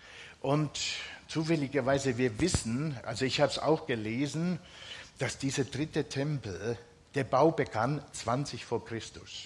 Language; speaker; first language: German; non-native, fluent; Finnish